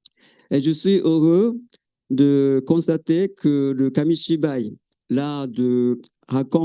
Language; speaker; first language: French; non-native, fluent; Japanese